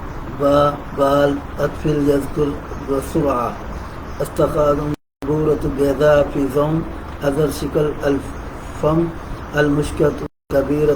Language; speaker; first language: Arabic; non-native, learner; Urdu